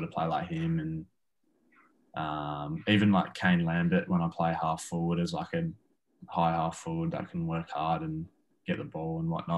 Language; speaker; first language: English; native; English